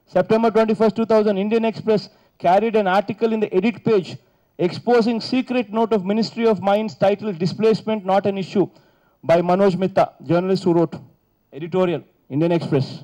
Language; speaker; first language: English; non-native, local second language; Telugu